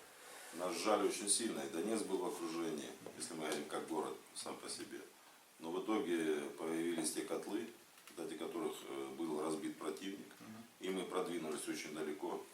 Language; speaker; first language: Russian; native; Russian